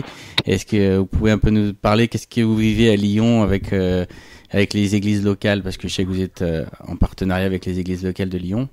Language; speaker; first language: French; native; French